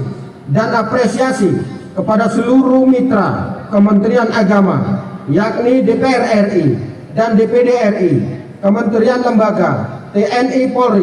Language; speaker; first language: Indonesian; native; Indonesian